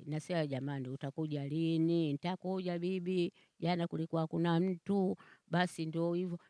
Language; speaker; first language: Swahili; native; Swahili